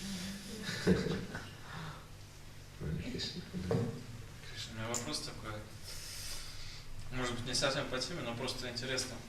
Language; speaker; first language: Russian; native; Russian